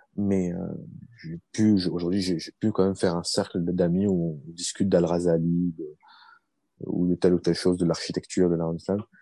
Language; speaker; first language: French; early bilingual, other home language; Arabic